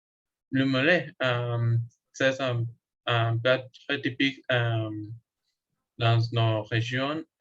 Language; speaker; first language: French; non-native, learner; Spanish